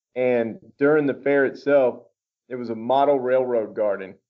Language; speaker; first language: English; native; English